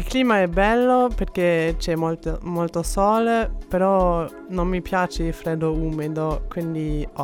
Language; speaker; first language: Italian; non-native, fluent; German